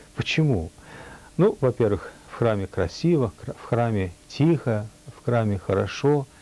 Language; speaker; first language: Russian; early bilingual, heritage; Russian